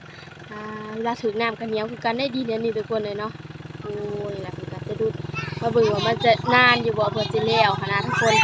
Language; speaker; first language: Thai; non-native, local second language; Lao